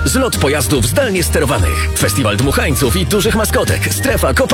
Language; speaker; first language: Polish; native; Polish